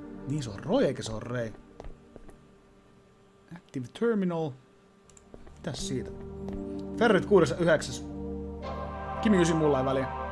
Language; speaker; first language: Finnish; native; Finnish